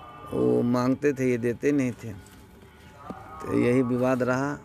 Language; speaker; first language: Hindi; native; Hindi